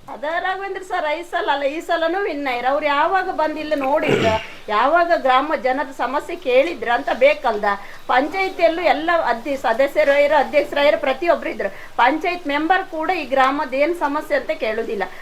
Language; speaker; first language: Kannada; native; Kannada